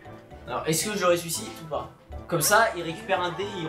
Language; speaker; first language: French; native; French